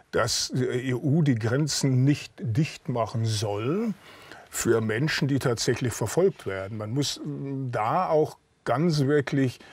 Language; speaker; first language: German; native; German